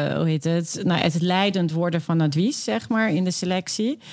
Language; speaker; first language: Dutch; early bilingual, other home language; Serbian